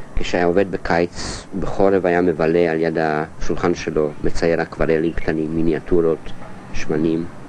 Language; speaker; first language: Hebrew; non-native, fluent; Hungarian